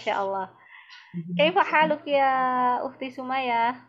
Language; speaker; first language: Arabic; non-native, fluent; Indonesian